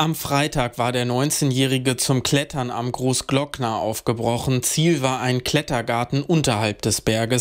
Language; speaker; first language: German; native; German